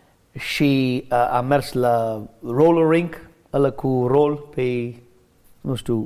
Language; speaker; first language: Romanian; non-native, learner; English